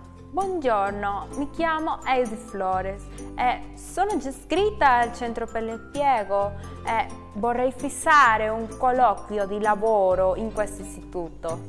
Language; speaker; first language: Italian; non-native, learner; Spanish